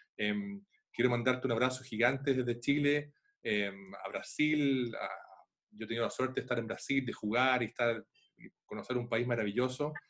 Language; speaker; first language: Spanish; native; Spanish